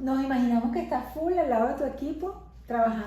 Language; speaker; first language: Spanish; native; Spanish